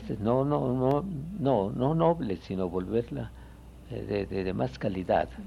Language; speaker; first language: Spanish; native; Spanish